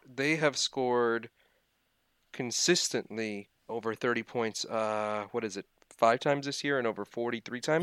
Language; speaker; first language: English; native; English